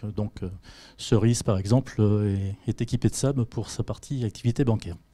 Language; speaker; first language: French; native; French